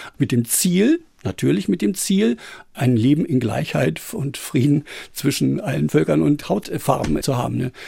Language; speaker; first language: German; native; German